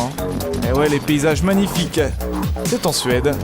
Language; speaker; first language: French; native; French